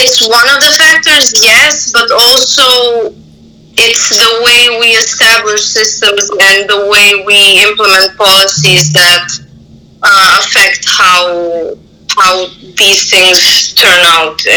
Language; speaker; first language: English; non-native, fluent; Serbian